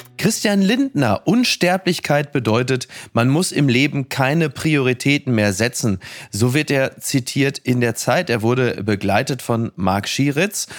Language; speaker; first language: German; native; German